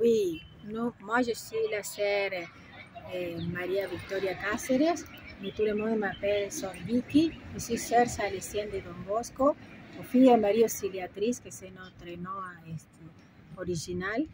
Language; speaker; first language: French; non-native, fluent; Spanish